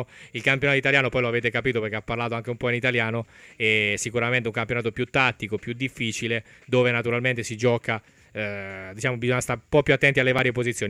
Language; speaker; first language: Italian; native; Italian